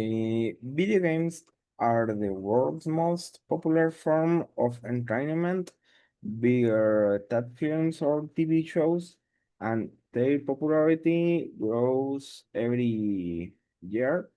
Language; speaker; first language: English; non-native, learner; Spanish